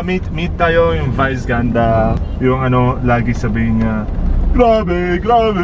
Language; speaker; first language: Filipino; non-native, learner; Arabic